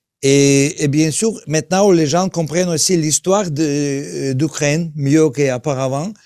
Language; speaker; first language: French; non-native, learner; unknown